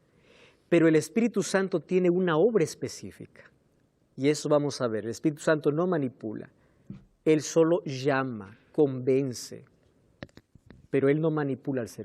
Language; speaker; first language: Spanish; native; Spanish